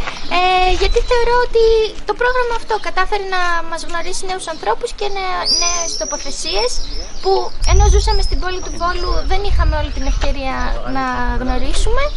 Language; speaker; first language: Greek; native; Greek